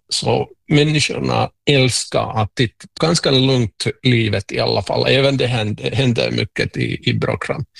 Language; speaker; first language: Swedish; non-native, local second language; Finnish